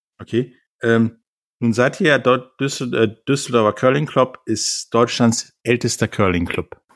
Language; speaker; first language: German; native; German